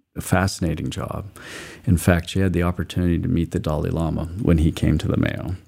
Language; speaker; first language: English; native; English